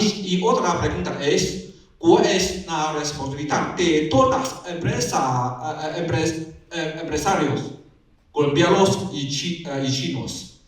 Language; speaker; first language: Spanish; non-native, learner; Chinese